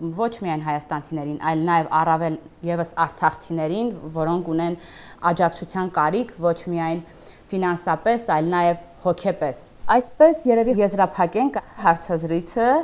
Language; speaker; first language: Armenian; native; Armenian